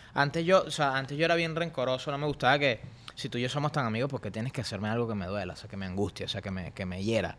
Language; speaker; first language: Spanish; native; Spanish